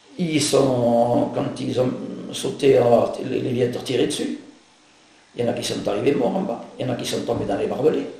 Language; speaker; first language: French; native; French